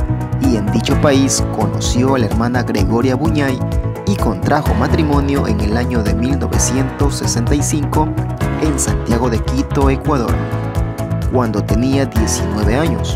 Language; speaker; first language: Spanish; native; Spanish